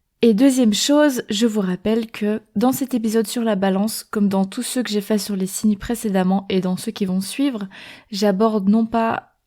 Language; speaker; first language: French; native; French